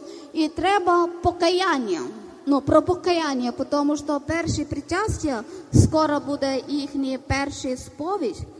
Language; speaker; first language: Ukrainian; non-native, learner; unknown